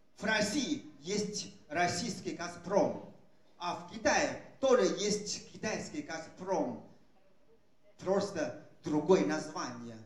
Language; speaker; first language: Russian; non-native, fluent; Chinese